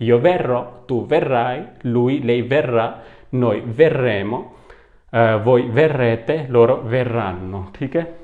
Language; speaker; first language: Italian; non-native, fluent; Urdu